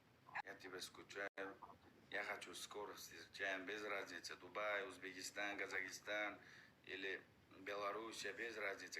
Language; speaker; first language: Russian; non-native, learner; Uzbek